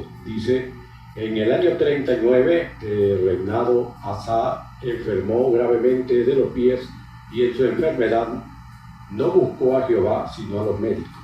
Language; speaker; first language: Spanish; native; Spanish